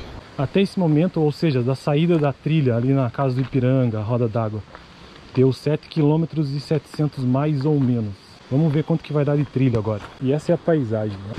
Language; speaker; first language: Portuguese; native; Portuguese